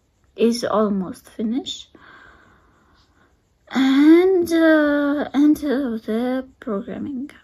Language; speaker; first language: English; non-native, learner; Russian